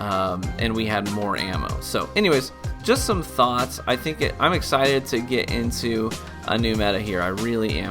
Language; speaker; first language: English; native; English